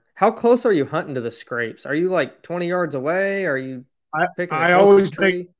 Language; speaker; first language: English; native; English